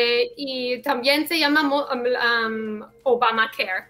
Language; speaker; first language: Spanish; non-native, fluent; English